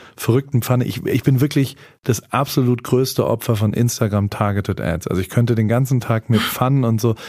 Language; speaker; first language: German; native; German